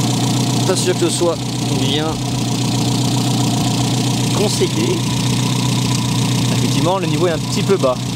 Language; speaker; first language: French; native; French